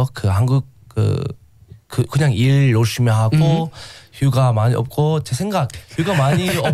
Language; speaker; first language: Korean; non-native, learner; English